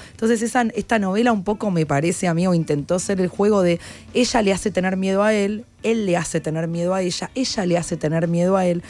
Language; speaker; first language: Spanish; native; Spanish